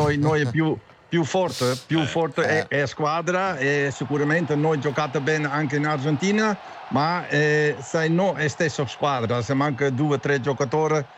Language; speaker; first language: Italian; non-native, learner; Dutch